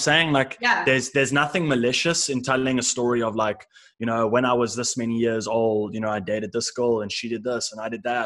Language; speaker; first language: English; native; English